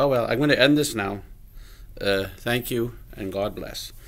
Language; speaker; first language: English; native; English